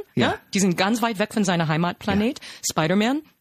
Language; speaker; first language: German; non-native, fluent; English